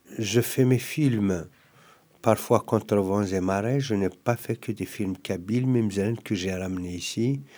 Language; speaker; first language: French; non-native, local second language; Kabyle